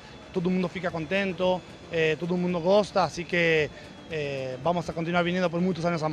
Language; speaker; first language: Portuguese; non-native, learner; Spanish